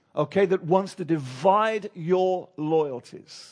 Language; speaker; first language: English; native; English